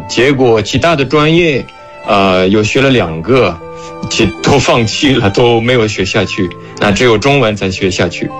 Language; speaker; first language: Chinese; non-native, fluent; French